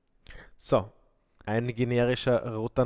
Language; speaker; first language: German; native; German